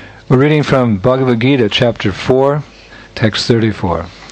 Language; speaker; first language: English; native; English